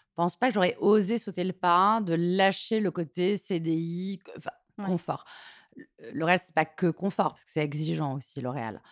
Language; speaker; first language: French; native; French